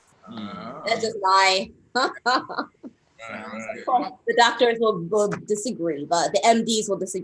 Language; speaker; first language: English; early bilingual, other home language; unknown